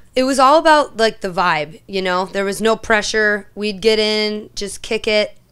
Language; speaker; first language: English; native; English